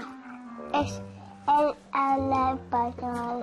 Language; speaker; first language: Spanish; early bilingual, heritage; Spanish